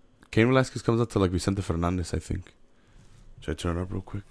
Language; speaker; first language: English; native; English